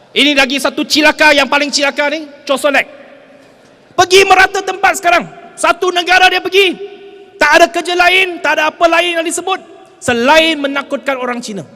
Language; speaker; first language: Malay; non-native, local second language; Chinese